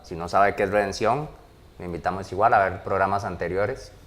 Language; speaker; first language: Spanish; native; Spanish